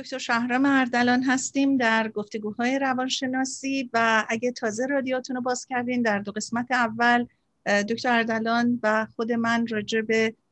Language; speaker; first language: Persian; native; Persian